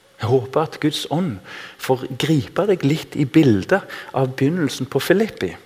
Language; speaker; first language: Norwegian; native; Norwegian